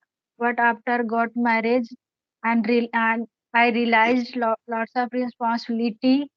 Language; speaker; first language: English; non-native, learner; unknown